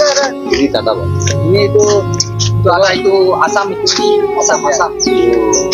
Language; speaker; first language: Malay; non-native, learner; Bangla